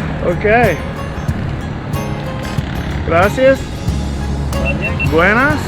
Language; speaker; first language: Spanish; non-native, learner; English